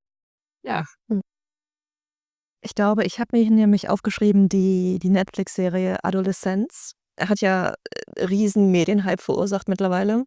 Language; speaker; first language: German; native; German